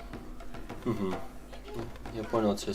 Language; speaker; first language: Russian; native; Russian